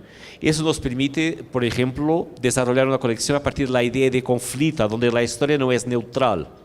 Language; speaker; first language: Spanish; non-native, fluent; Portuguese